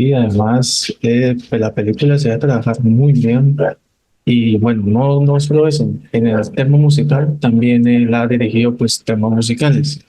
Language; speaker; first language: Spanish; native; Spanish